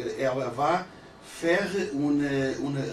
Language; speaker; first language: French; non-native, learner; Portuguese